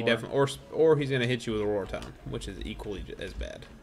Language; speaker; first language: English; native; English